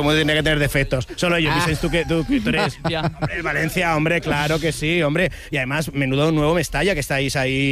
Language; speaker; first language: Spanish; native; Spanish